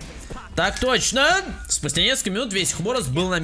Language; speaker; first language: Russian; native; Russian